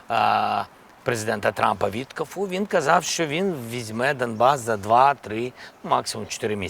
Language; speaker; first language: Ukrainian; non-native, local second language; Russian